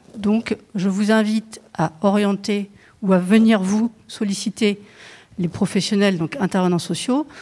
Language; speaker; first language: French; native; French